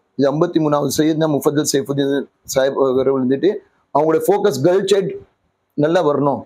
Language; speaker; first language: Tamil; non-native, local second language; Gujarati